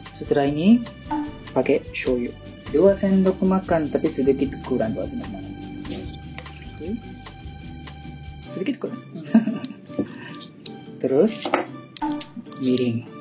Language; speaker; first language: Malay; non-native, learner; Japanese